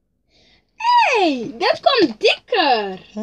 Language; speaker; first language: Dutch; early bilingual, other home language; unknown